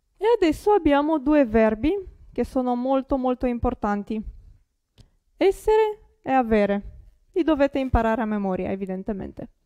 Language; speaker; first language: Italian; non-native, fluent; Romanian